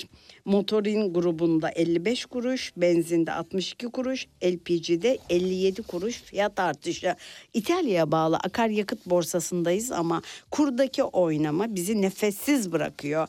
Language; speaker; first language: Turkish; native; Turkish